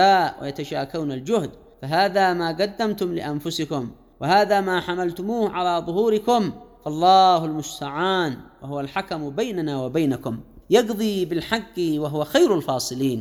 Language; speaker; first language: Arabic; native; Arabic